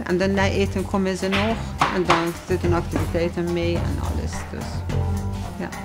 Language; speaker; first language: Dutch; non-native, fluent; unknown